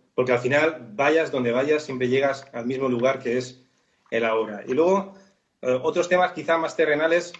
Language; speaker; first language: Spanish; native; Spanish